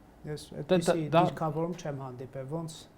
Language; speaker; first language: Armenian; native; Armenian